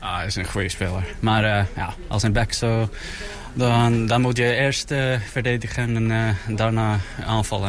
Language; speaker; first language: Dutch; non-native, learner; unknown